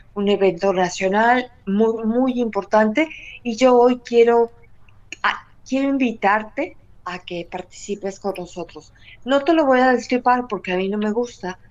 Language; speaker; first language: Spanish; native; Spanish